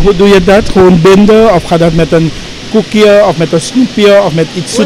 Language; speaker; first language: Dutch; native; Dutch